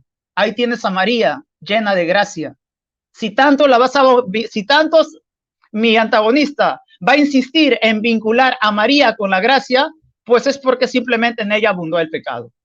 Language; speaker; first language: Spanish; native; Spanish